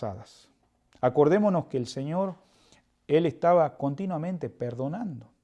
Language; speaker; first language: Spanish; native; Spanish